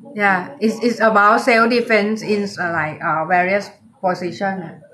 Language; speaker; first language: English; non-native, learner; Thai